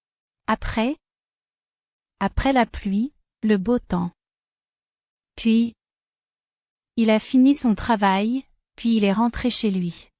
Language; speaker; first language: French; non-native, fluent; Spanish